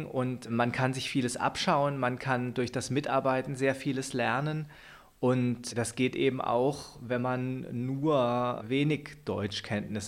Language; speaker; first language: German; native; German